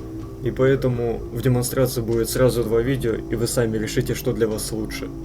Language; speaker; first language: Russian; native; Russian